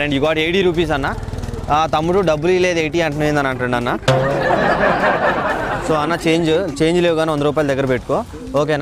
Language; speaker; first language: Telugu; native; Telugu